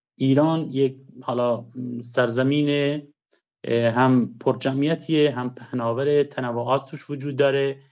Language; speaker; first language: Persian; non-native, local second language; Kurdish